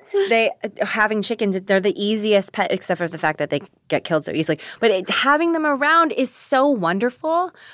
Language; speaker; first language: English; early bilingual, other home language; Korean